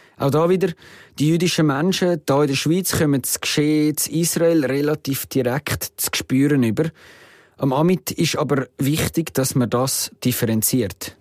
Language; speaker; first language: German; native; German